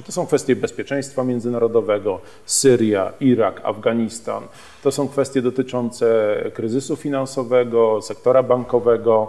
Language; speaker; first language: Polish; native; Polish